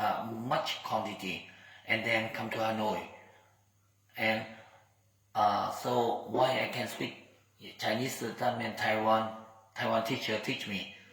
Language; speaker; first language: English; non-native, learner; Vietnamese